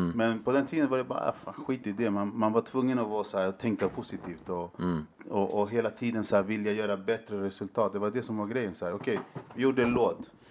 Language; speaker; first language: Swedish; early bilingual, other home language; Spanish